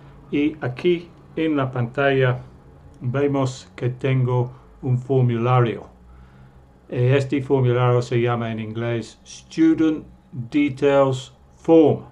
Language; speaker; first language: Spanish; non-native, fluent; English